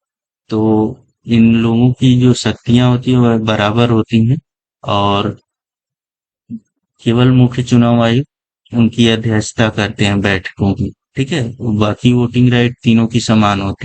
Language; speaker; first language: Hindi; native; Hindi